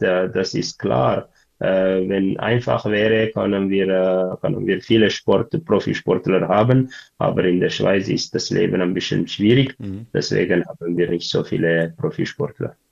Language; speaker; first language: German; non-native, learner; Tigrinya